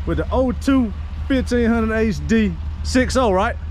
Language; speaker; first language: English; native; English